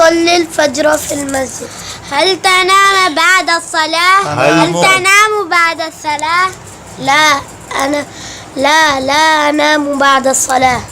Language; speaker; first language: Arabic; non-native, learner; Urdu